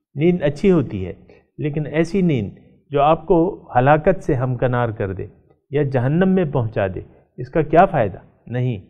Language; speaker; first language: Urdu; non-native, local second language; Pashto